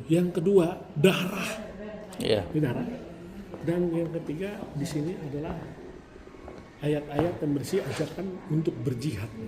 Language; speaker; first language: Indonesian; native; Indonesian